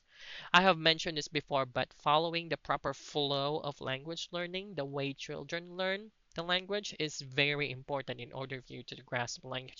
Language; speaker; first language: English; non-native, local second language; Cebuano